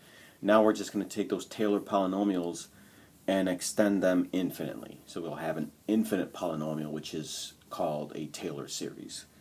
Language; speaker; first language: English; native; English